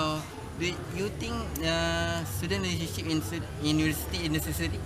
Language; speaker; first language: English; non-native, local second language; Malay